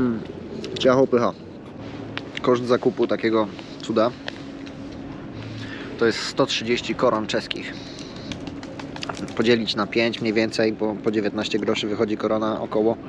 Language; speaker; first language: Polish; native; Polish